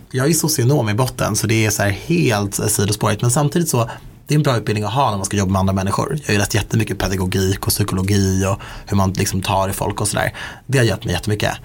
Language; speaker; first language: Swedish; early bilingual, other home language; Persian